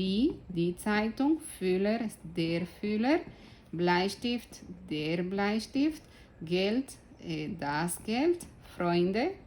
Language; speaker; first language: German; non-native, fluent; Spanish